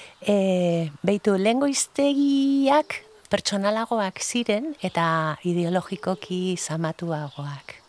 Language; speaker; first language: Basque; non-native, local second language; Spanish